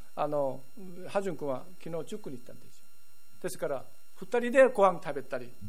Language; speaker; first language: Japanese; non-native, fluent; Korean